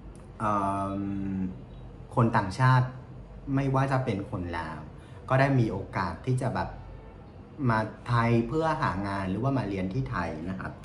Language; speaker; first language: Thai; non-native, fluent; Vietnamese